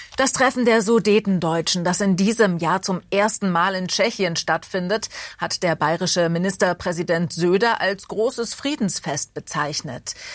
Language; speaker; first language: German; native; German